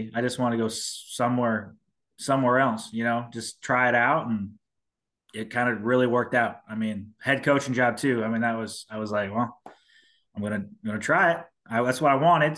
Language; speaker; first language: English; native; English